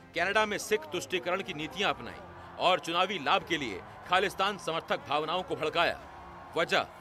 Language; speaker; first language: Hindi; native; Hindi